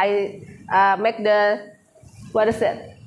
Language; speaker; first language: English; non-native, fluent; Indonesian